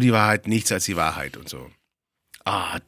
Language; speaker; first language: German; native; German